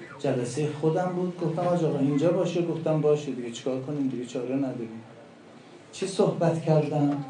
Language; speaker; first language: Persian; non-native, local second language; Azerbaijani